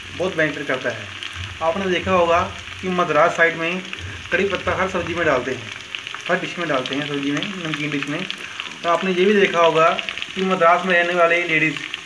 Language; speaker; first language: Hindi; native; Hindi